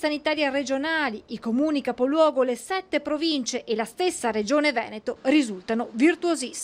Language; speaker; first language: Italian; native; Italian